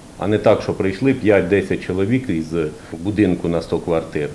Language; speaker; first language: Ukrainian; native; Ukrainian